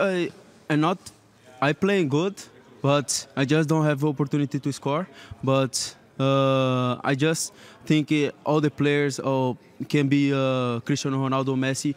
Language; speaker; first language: English; non-native, learner; Portuguese